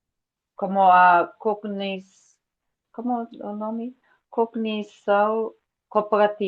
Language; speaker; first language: Portuguese; non-native, fluent; Spanish